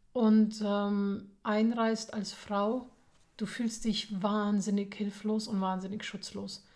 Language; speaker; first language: German; early bilingual, other home language; Persian